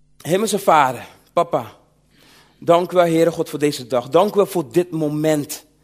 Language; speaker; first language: Dutch; early bilingual, other home language; Sranan Tongo